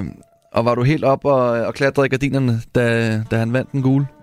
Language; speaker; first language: Danish; native; Danish